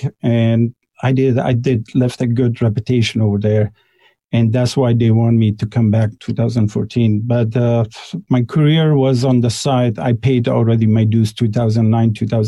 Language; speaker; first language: English; non-native, fluent; Persian